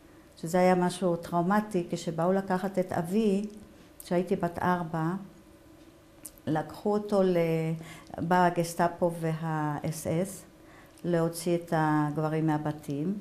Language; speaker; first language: Hebrew; non-native, fluent; German